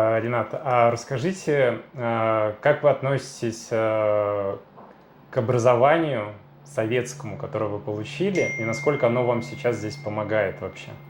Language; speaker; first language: Russian; native; Russian